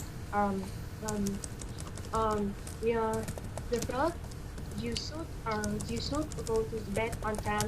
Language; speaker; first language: English; non-native, learner; Vietnamese